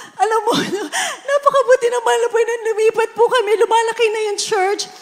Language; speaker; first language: Filipino; native; Filipino